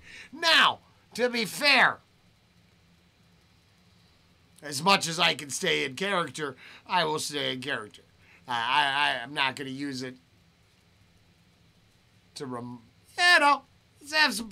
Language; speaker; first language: English; native; English